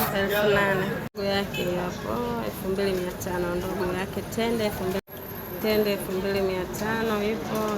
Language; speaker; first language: Swahili; native; Swahili